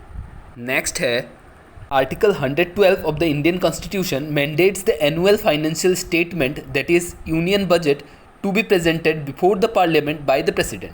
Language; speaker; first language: Hindi; native; Hindi